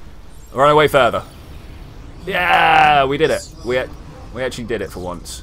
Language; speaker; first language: English; native; English